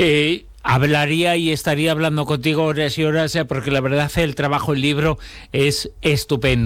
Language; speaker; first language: Spanish; native; Spanish